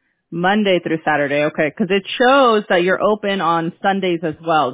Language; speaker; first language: English; early bilingual, other home language; Spanish